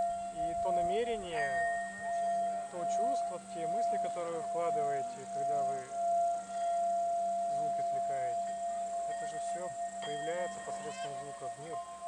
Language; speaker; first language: Russian; native; Russian